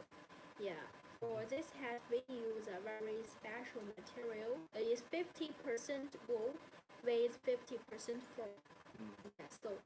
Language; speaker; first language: English; non-native, learner; Chinese